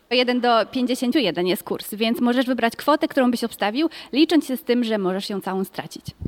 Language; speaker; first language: Polish; native; Polish